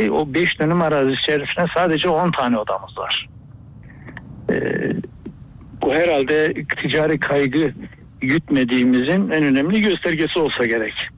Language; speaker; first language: Turkish; native; Turkish